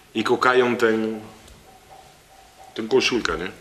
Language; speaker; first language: Polish; non-native, learner; Italian